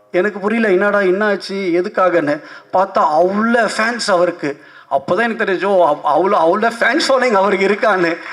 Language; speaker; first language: Tamil; non-native, local second language; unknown